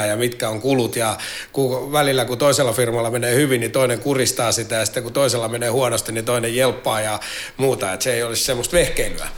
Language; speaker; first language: Finnish; native; Finnish